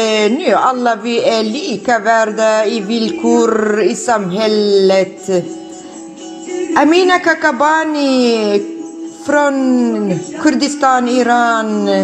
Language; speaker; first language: Swedish; non-native, learner; Kurdish